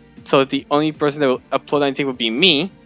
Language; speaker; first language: English; non-native, fluent; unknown